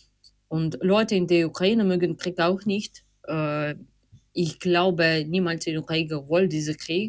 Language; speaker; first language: German; non-native, fluent; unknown